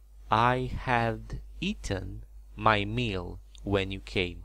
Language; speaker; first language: English; non-native, fluent; Romanian